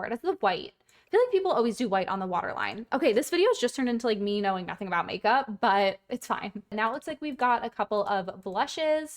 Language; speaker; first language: English; native; English